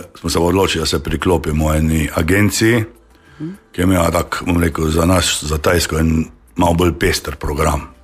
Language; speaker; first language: Slovenian; native; Slovenian